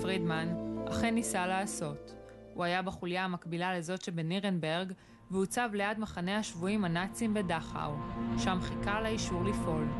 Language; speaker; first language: Hebrew; native; Hebrew